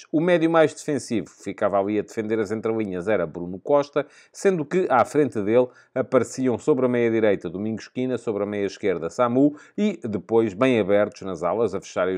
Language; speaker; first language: Portuguese; native; Portuguese